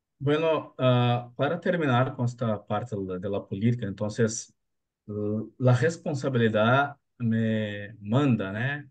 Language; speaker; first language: Spanish; non-native, learner; Portuguese